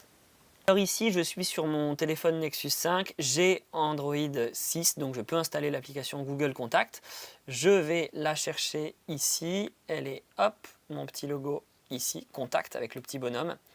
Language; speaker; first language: French; native; French